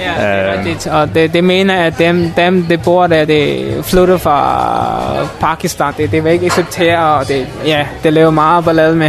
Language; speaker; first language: Danish; non-native, learner; Mon